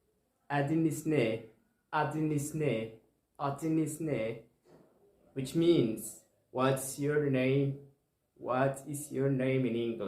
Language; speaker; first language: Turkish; non-native, learner; Somali